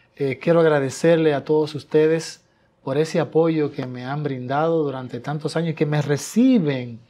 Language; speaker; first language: Spanish; native; Spanish